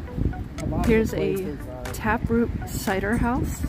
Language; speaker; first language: English; native; English